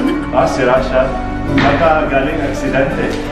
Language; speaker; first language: Filipino; non-native, learner; Arabic